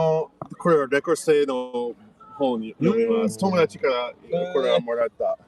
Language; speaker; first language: Japanese; non-native, learner; English